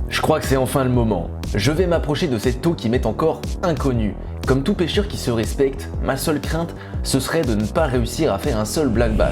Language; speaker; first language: French; native; French